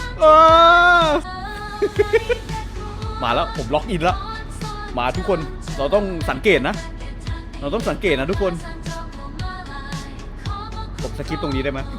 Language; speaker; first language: Thai; native; Thai